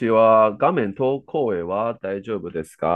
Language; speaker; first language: Japanese; non-native, fluent; Chinese